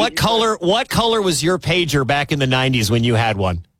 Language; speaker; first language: English; native; English